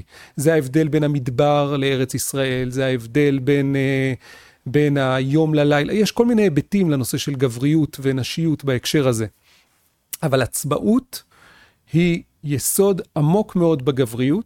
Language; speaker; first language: Hebrew; native; Hebrew